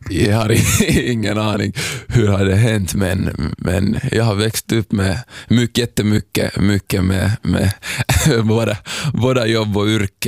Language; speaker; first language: Swedish; non-native, local second language; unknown